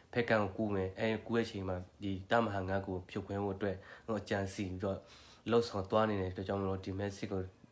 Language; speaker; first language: Burmese; non-native, local second language; S'gaw Karen